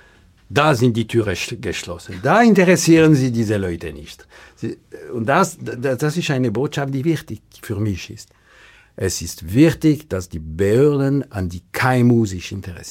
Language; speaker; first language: German; non-native, local second language; French